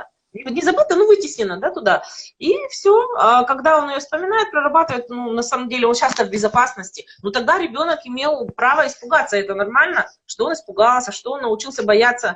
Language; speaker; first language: Russian; native; Russian